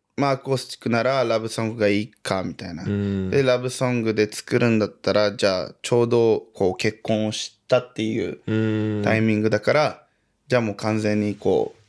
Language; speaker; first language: Japanese; early bilingual, other home language; Portuguese